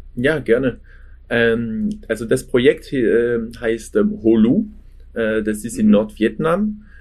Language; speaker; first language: German; non-native, fluent; French